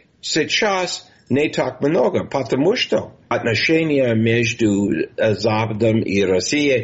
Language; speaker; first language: Russian; non-native, fluent; English